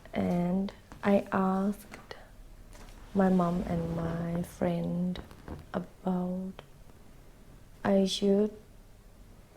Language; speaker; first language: English; non-native, learner; Thai